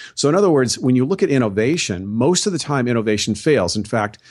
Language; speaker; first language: English; native; English